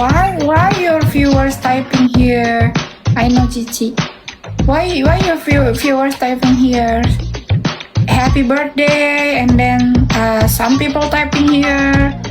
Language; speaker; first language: English; non-native, learner; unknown